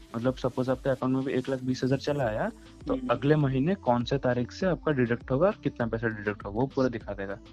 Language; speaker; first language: Hindi; non-native, local second language; Odia